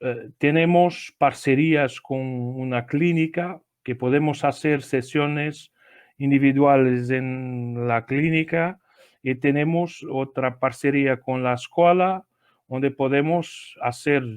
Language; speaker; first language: Spanish; non-native, learner; Portuguese